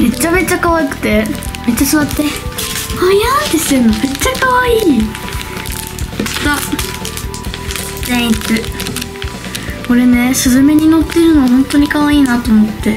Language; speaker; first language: Japanese; native; Japanese